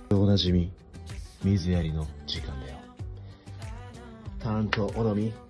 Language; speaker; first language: Japanese; native; Japanese